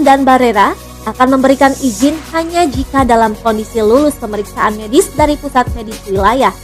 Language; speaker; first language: Indonesian; native; Indonesian